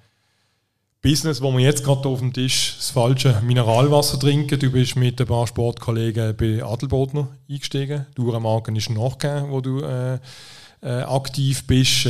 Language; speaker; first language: German; native; German